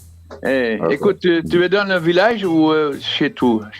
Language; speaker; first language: French; non-native, fluent; Dutch